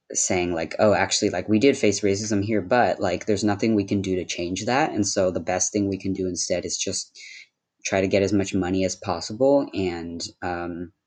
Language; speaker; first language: English; early bilingual, other home language; Wu Chinese